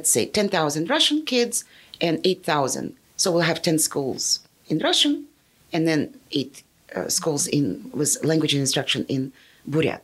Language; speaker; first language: English; non-native, fluent; Yakut